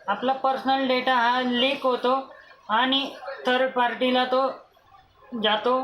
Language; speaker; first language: Marathi; non-native, local second language; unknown